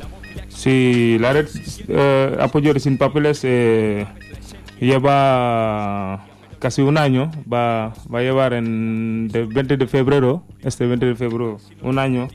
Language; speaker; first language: Spanish; non-native, learner; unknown